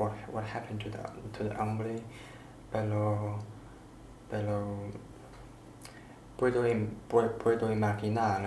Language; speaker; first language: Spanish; non-native, learner; Chinese